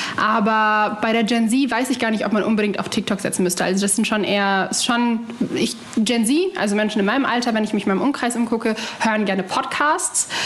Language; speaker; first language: German; early bilingual, other home language; Arabic